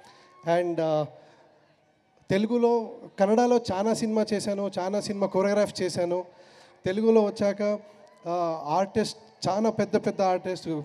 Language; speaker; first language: Telugu; non-native, learner; Kannada